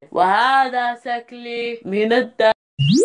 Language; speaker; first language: Arabic; non-native, learner; Malayalam